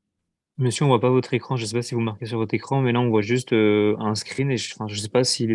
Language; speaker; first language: French; native; French